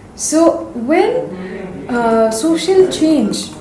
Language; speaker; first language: English; non-native, local second language; Assamese